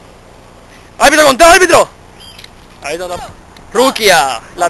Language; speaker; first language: Spanish; native; Spanish